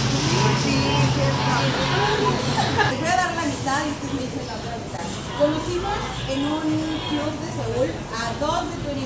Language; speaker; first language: Spanish; native; Spanish